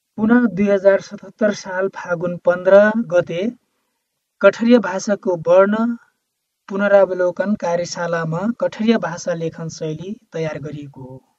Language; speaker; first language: Nepali; non-native, local second language; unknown